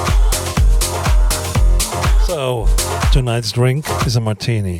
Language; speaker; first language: English; non-native, fluent; German